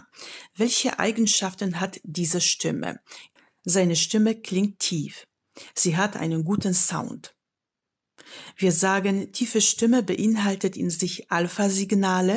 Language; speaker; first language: German; non-native, fluent; Polish